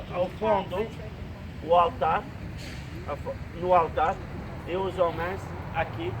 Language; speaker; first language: Portuguese; non-native, fluent; Turkish